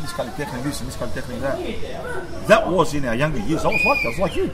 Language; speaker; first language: English; early bilingual, other home language; Greek